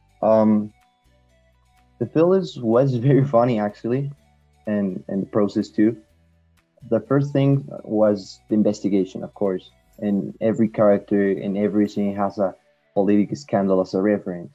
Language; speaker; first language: English; non-native, learner; Spanish